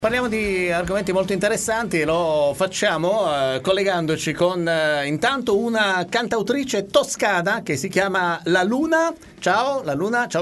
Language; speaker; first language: Italian; native; Italian